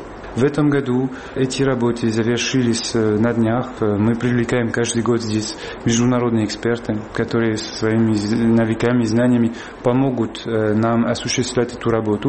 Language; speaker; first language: Russian; non-native, fluent; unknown